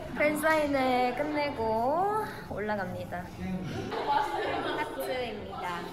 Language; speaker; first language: Korean; native; Korean